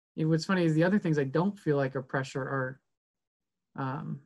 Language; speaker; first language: English; native; English